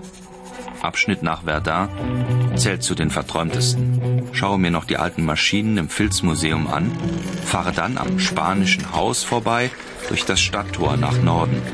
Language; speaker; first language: German; native; German